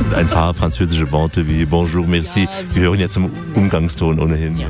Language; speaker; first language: German; native; German